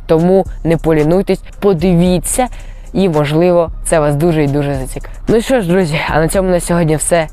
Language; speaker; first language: Ukrainian; non-native, local second language; Russian